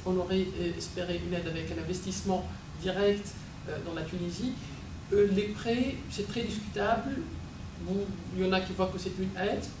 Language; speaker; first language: French; non-native, local second language; Arabic